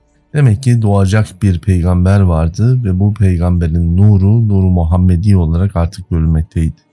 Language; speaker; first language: Turkish; native; Turkish